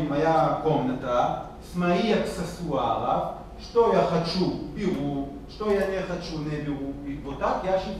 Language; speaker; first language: Russian; non-native, learner; Hebrew